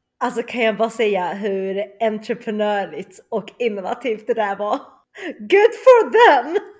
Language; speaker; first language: Swedish; early bilingual, other home language; Chinese